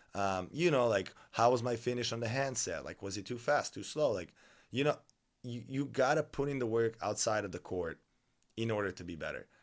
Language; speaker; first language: English; non-native, fluent; Serbian